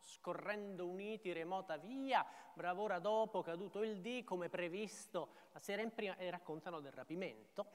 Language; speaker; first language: Italian; native; Italian